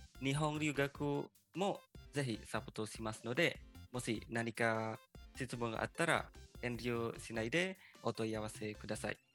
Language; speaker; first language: Japanese; non-native, fluent; Indonesian